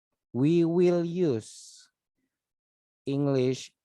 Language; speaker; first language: English; non-native, learner; Indonesian